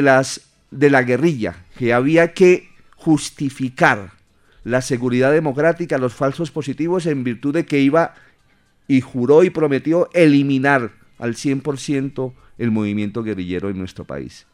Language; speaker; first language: Spanish; native; Spanish